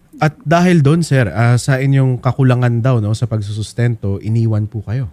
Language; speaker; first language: Filipino; native; Filipino